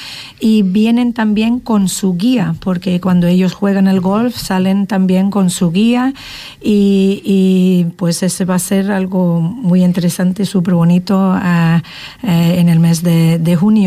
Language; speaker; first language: Spanish; non-native, fluent; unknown